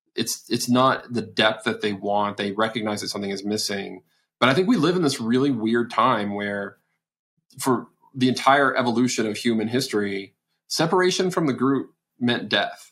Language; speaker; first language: English; native; English